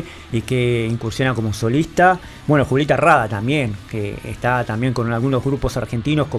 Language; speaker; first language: Spanish; native; Spanish